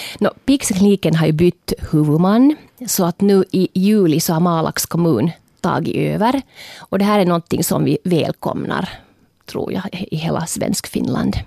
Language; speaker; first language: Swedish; native; Swedish